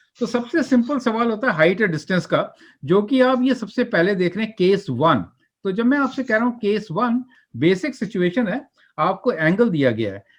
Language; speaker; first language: Hindi; native; Hindi